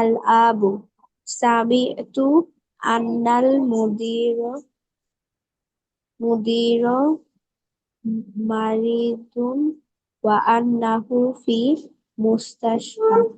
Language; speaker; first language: Arabic; non-native, learner; Bangla